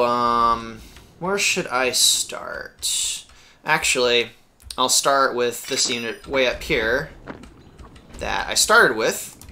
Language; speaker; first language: English; native; English